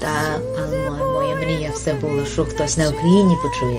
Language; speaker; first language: Ukrainian; early bilingual, heritage; Ukrainian